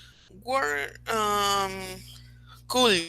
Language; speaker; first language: English; non-native, learner; Spanish